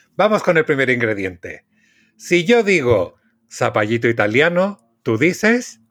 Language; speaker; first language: Spanish; native; Spanish